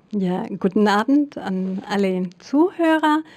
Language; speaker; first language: German; non-native, fluent; Spanish